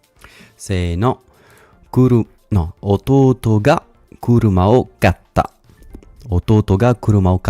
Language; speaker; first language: Japanese; non-native, learner; English